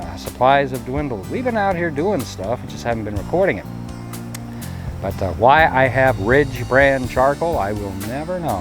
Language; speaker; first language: English; native; English